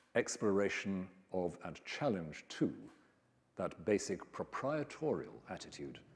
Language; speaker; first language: English; native; English